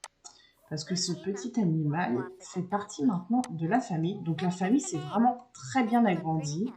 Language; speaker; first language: French; native; French